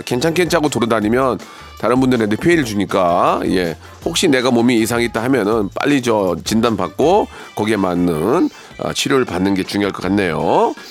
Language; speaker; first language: Korean; native; Korean